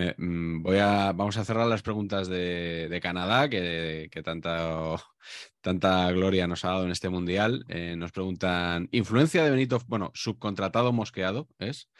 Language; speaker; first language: Spanish; native; Spanish